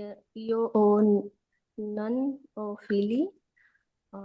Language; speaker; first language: Italian; non-native, learner; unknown